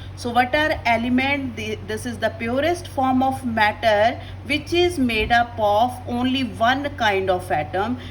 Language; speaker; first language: English; non-native, local second language; Punjabi